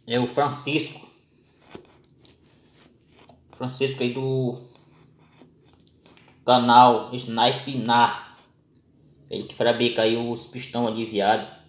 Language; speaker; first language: Portuguese; native; Portuguese